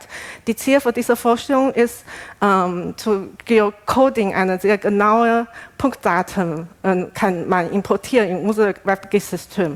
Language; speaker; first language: German; non-native, learner; Chinese